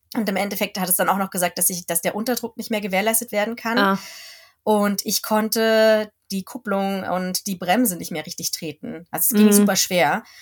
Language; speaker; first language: German; native; German